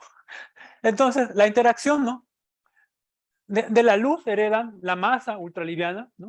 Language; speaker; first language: Spanish; native; Spanish